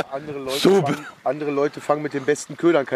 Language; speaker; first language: German; native; German